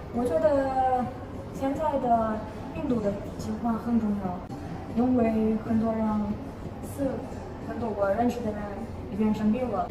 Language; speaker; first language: Chinese; non-native, fluent; Russian